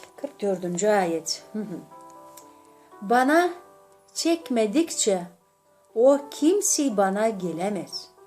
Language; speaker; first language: Turkish; non-native, learner; Gagauz